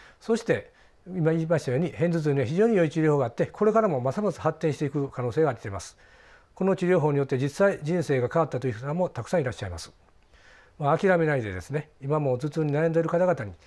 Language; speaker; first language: Japanese; native; Japanese